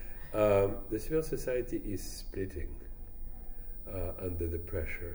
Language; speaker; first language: English; non-native, fluent; French